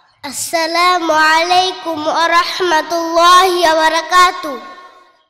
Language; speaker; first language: Arabic; non-native, learner; Bangla